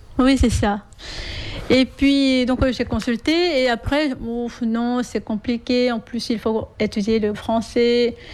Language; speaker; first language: French; non-native, fluent; Korean